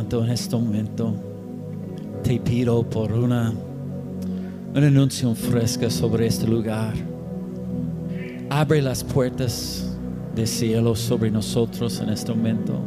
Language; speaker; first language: Spanish; non-native, learner; English